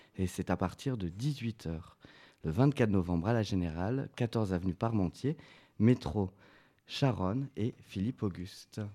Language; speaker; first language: French; native; French